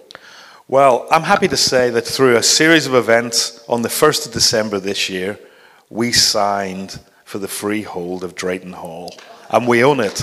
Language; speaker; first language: English; native; English